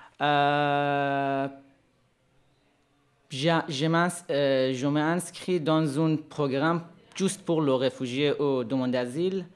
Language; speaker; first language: French; non-native, learner; Persian